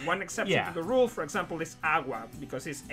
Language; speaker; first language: English; non-native, fluent; Spanish